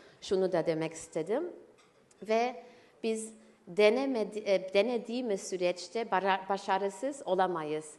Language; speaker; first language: Turkish; early bilingual, heritage; German